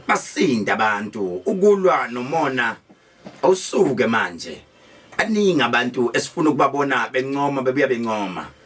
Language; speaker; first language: Zulu; native; Zulu